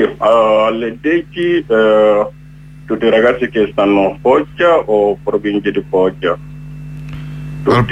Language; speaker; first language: Italian; non-native, learner; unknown